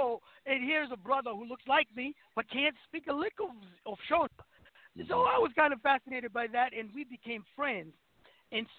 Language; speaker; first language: English; non-native, local second language; Shona